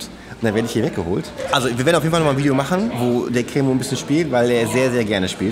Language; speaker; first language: German; native; German